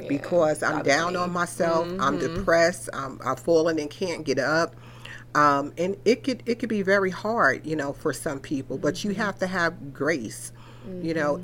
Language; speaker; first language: English; native; English